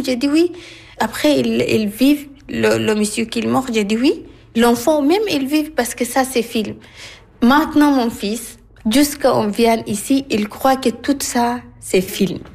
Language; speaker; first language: French; non-native, learner; Arabic